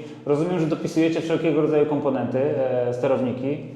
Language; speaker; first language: Polish; native; Polish